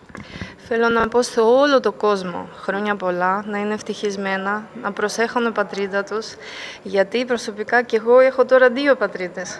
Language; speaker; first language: Greek; non-native, fluent; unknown